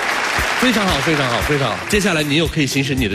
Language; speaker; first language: Chinese; native; Chinese